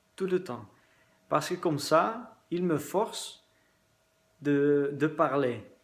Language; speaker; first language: French; non-native, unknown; Dutch